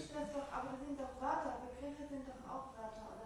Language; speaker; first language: German; native; German